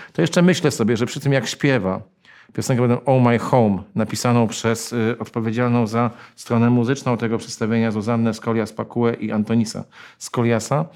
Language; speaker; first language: Polish; native; Polish